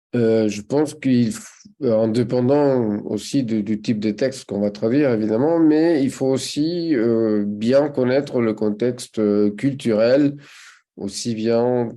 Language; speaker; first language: French; non-native, fluent; Spanish